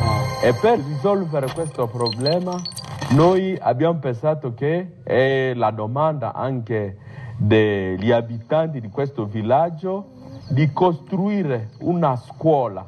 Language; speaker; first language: Italian; non-native, fluent; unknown